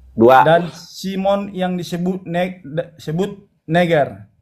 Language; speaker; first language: Indonesian; non-native, local second language; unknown